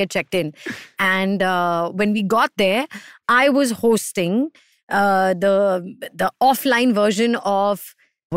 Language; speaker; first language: English; non-native, local second language; Hindi